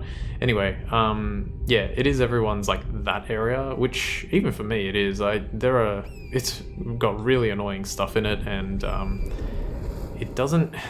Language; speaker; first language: English; native; English